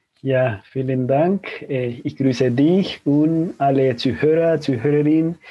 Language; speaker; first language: German; non-native, fluent; Spanish